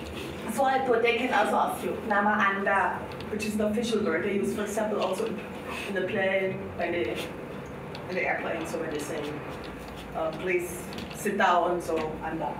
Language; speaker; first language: English; non-native, fluent; German